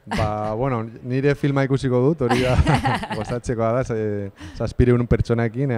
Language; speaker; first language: Basque; non-native, local second language; Spanish